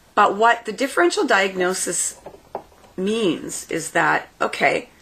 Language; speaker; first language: English; native; English